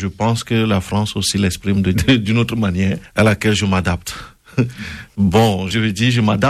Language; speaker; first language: French; non-native, local second language; Ewe